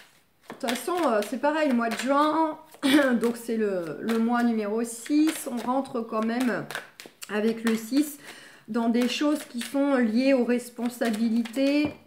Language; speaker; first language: French; native; French